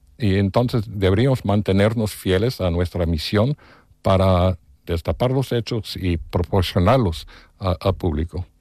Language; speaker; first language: Spanish; non-native, fluent; English